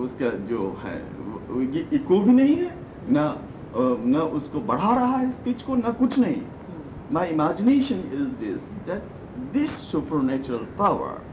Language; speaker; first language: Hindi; non-native, local second language; Manipuri